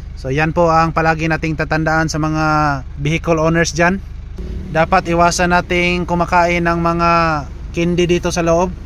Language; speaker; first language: Filipino; non-native, local second language; Cebuano